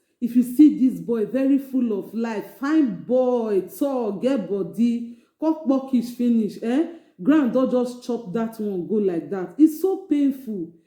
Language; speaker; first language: Nigerian Pidgin; native; Nigerian Pidgin